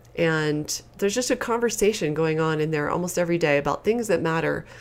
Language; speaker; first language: English; native; English